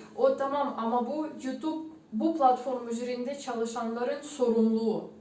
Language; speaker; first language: Turkish; non-native, fluent; Ukrainian